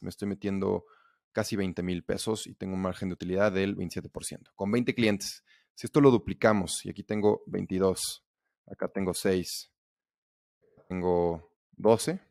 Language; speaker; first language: Spanish; native; Spanish